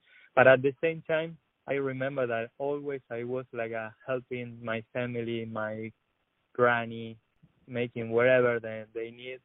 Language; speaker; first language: English; non-native, learner; Spanish